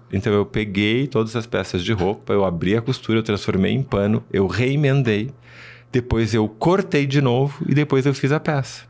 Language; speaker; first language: Portuguese; early bilingual, other home language; Spanish